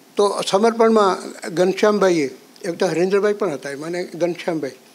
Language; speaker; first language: Gujarati; native; Gujarati